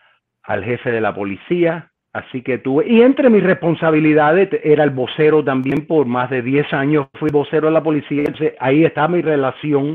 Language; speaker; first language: Spanish; native; Spanish